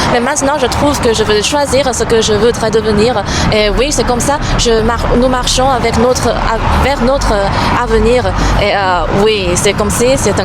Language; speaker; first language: French; non-native, learner; Chinese